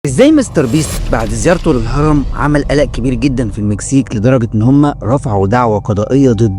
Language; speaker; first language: Arabic; native; Arabic